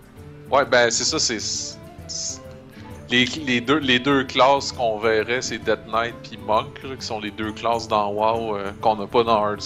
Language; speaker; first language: French; native; French